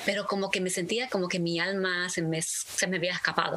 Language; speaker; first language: Spanish; early bilingual, heritage; Spanish